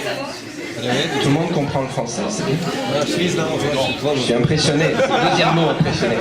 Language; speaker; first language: French; native; French